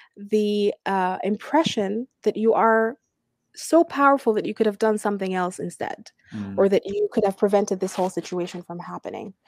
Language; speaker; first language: English; non-native, fluent; Arabic